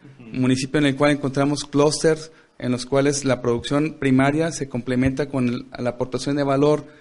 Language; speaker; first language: Spanish; native; Spanish